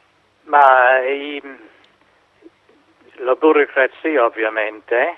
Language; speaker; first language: Italian; non-native, fluent; English